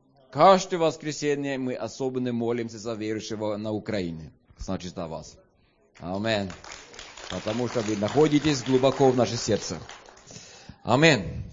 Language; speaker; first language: Russian; non-native, learner; Swedish